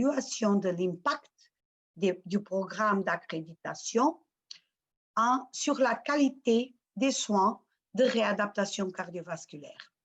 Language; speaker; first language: French; non-native, fluent; Portuguese